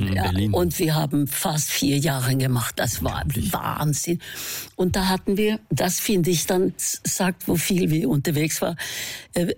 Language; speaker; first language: German; non-native, fluent; Norwegian